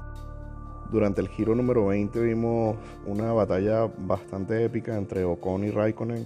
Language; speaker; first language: Spanish; native; Spanish